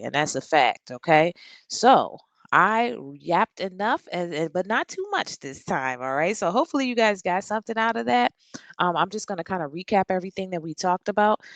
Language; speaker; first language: English; native; English